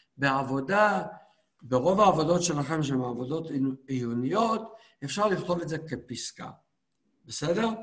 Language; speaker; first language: Hebrew; native; Hebrew